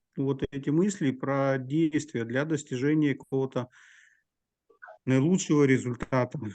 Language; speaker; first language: Russian; native; Russian